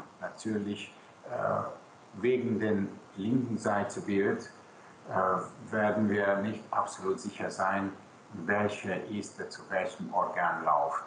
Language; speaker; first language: German; non-native, local second language; Hungarian